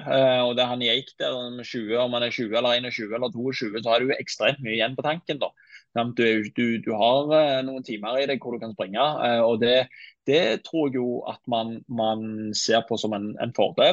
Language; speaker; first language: Norwegian; native; Norwegian